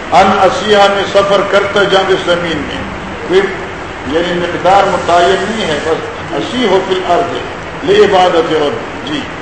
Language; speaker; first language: Urdu; non-native, local second language; Northern Hindko